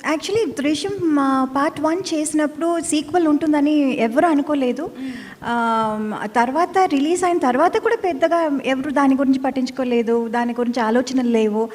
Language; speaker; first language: Telugu; non-native, fluent; Tamil